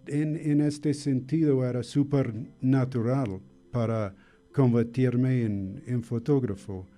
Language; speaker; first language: Spanish; non-native, fluent; English